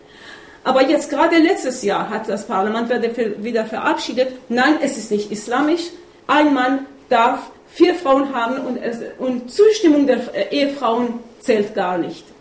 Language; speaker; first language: German; non-native, fluent; Persian